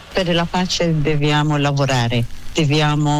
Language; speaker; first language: Italian; non-native, learner; Hebrew